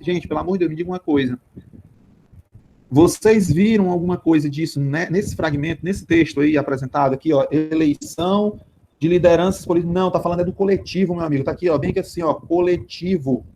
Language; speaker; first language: Portuguese; native; Portuguese